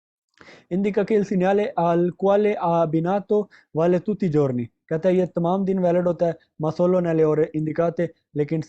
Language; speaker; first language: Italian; non-native, fluent; Urdu